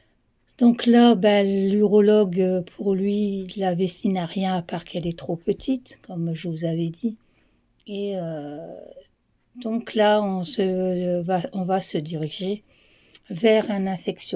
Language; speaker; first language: French; native; French